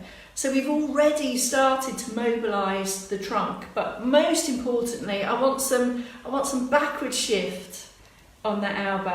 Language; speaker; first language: English; native; English